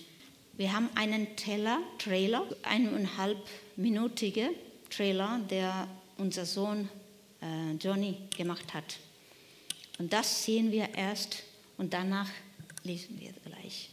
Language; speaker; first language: German; non-native, learner; Nepali